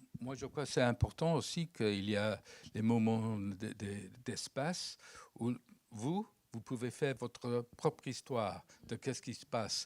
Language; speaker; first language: French; non-native, fluent; English